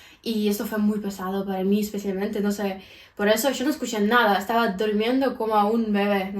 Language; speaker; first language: Spanish; non-native, fluent; Ukrainian